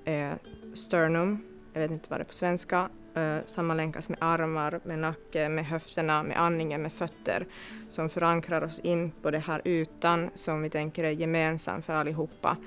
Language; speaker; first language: Swedish; non-native, fluent; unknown